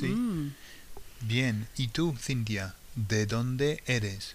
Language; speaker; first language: Spanish; non-native, fluent; English